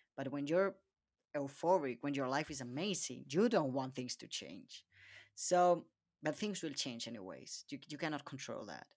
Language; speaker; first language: English; non-native, fluent; Spanish